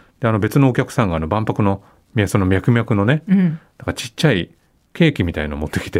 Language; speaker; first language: Japanese; native; Japanese